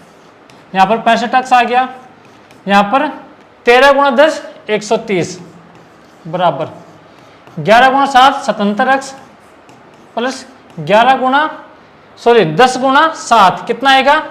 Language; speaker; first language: Hindi; native; Hindi